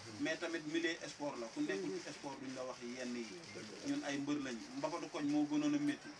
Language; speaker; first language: Wolof; native; Wolof